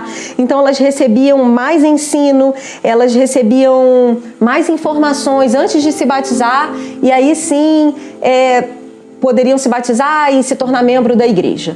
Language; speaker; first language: Portuguese; native; Portuguese